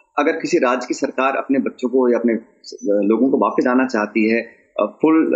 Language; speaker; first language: Hindi; native; Hindi